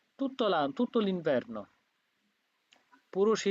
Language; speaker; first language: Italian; non-native, fluent; Bangla